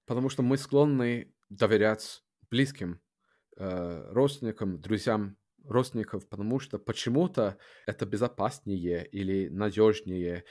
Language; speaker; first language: Russian; non-native, fluent; English